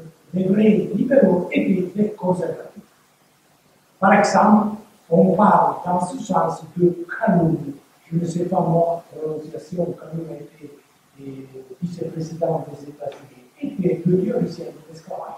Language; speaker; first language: Italian; native; Italian